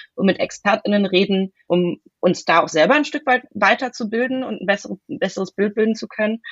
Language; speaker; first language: German; native; German